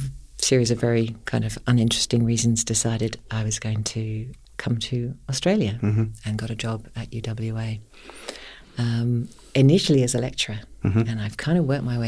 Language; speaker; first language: English; native; English